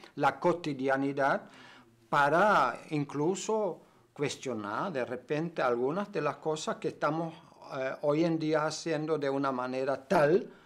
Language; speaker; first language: Spanish; non-native, fluent; German